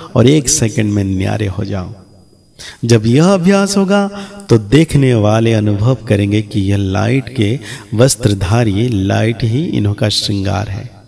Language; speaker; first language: Hindi; native; Hindi